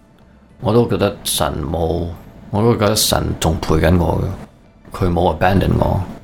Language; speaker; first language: Cantonese; early bilingual, heritage; Cantonese